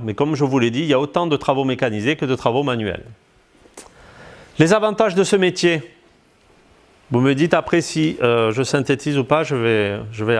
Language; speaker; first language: French; native; French